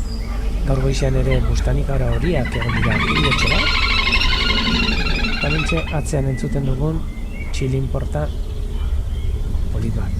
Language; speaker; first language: Basque; native; Basque